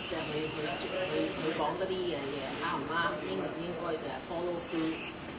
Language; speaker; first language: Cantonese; early bilingual, heritage; Cantonese